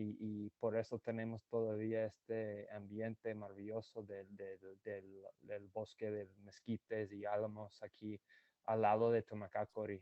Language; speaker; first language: Spanish; non-native, fluent; English